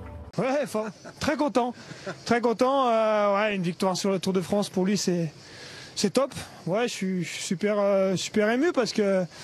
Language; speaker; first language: French; native; French